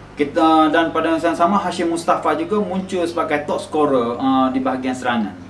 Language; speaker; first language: Malay; native; Malay